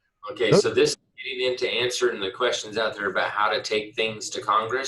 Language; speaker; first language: English; native; English